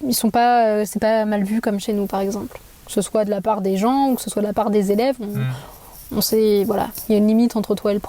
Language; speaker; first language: French; native; French